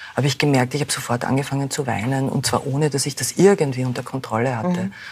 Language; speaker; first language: German; native; German